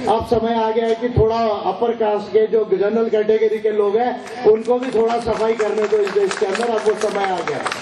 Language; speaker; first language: Hindi; non-native, local second language; Marathi